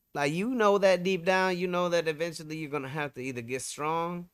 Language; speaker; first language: English; native; English